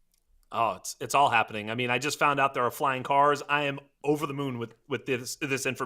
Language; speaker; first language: English; native; English